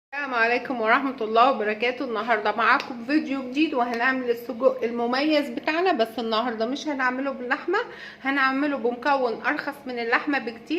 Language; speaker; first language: Arabic; native; Arabic